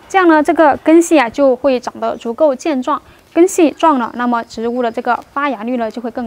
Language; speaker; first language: Chinese; native; Chinese